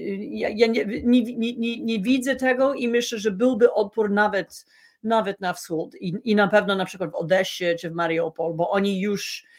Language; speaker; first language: Polish; non-native, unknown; English